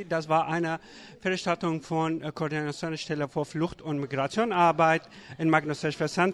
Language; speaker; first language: German; non-native, learner; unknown